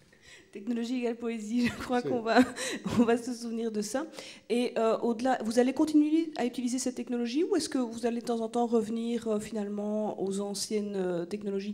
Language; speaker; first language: French; native; French